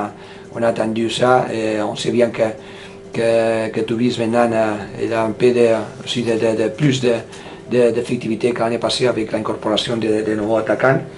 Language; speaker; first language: French; non-native, fluent; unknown